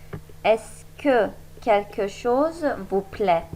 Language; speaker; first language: French; non-native, fluent; Persian